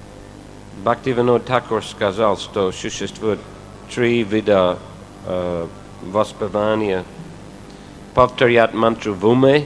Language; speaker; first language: Russian; non-native, fluent; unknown